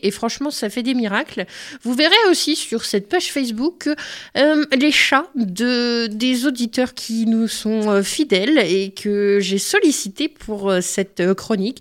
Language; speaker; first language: French; native; French